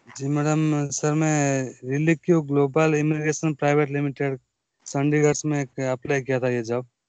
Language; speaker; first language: Hindi; non-native, local second language; Odia